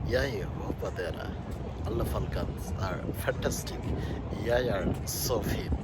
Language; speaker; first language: Norwegian; non-native, learner; Bangla